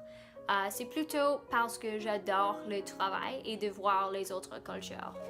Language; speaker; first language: French; non-native, local second language; English